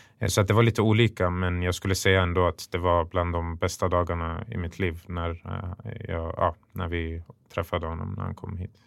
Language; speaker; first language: Swedish; early bilingual, other home language; Persian